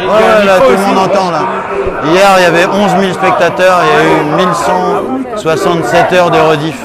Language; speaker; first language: French; native; French